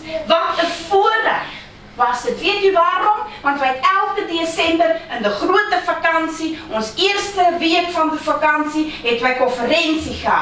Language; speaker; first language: Dutch; non-native, fluent; Afrikaans